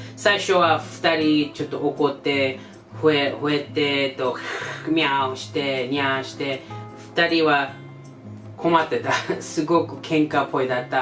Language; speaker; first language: Japanese; non-native, learner; English